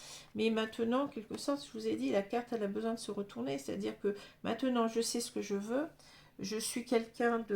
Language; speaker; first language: French; native; French